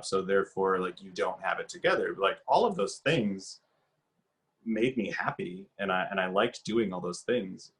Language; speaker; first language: English; native; English